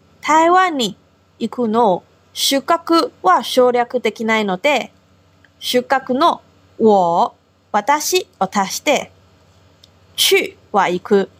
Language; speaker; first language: Japanese; non-native, fluent; Chinese